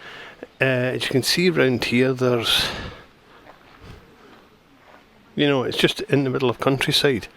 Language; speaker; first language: English; native; English